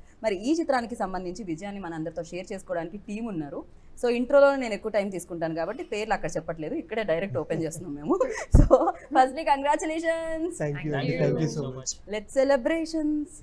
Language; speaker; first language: Telugu; native; Telugu